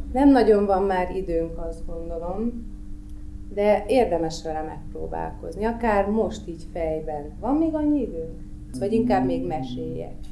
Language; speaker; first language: Hungarian; native; Hungarian